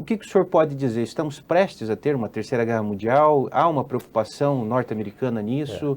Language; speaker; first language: Portuguese; native; Portuguese